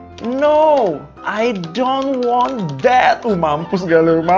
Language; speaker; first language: English; non-native, learner; Indonesian